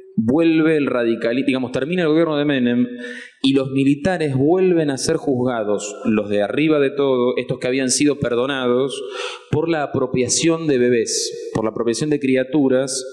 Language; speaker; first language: Spanish; native; Spanish